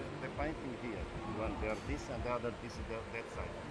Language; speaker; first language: English; non-native, learner; Portuguese